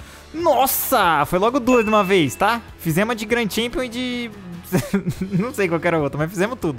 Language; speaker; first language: Portuguese; native; Portuguese